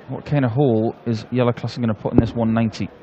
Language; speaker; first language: English; native; English